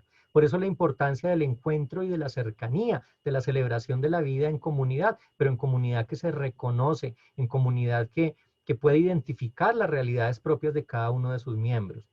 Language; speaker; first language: Spanish; native; Spanish